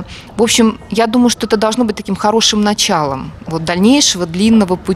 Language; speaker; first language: Russian; native; Russian